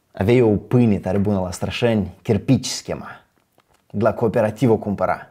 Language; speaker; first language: Romanian; native; Romanian